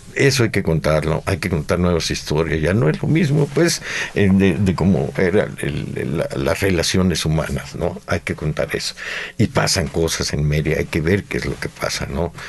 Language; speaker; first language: Spanish; native; Spanish